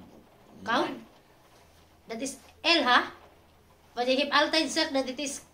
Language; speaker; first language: Dutch; non-native, learner; Filipino